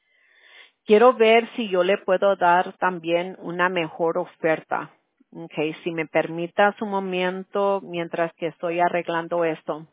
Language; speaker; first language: Spanish; early bilingual, heritage; Spanish